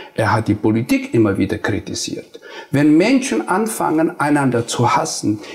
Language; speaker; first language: German; non-native, fluent; Nepali